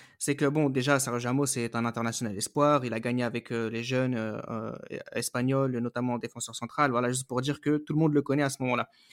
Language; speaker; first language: French; native; French